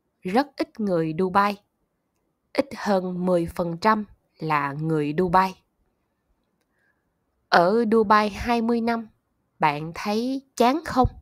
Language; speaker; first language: Vietnamese; non-native, learner; German